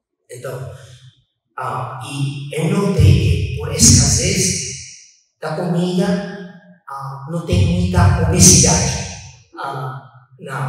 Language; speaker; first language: Portuguese; non-native, fluent; Chinese